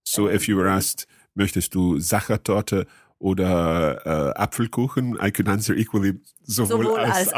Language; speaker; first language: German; non-native, learner; English